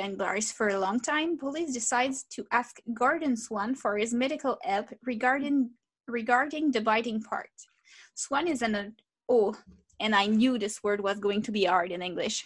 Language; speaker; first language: English; non-native, fluent; French